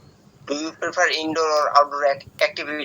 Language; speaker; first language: English; non-native, learner; Bangla